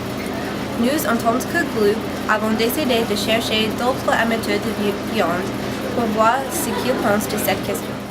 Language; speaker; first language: French; non-native, fluent; English